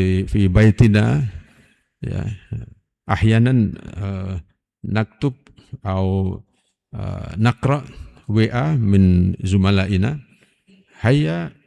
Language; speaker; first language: Arabic; non-native, fluent; Indonesian